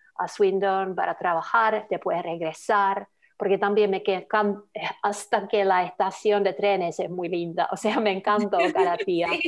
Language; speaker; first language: Spanish; non-native, fluent; Finnish